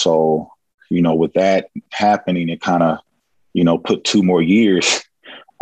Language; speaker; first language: English; native; English